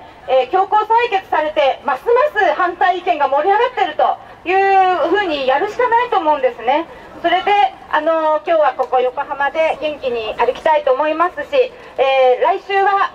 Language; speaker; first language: Japanese; native; Japanese